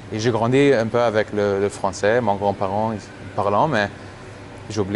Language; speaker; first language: French; non-native, learner; English